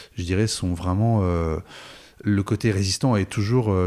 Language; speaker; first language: French; native; French